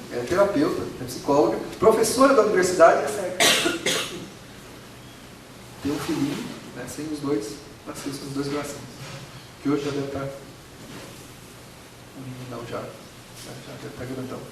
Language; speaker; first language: Portuguese; native; Portuguese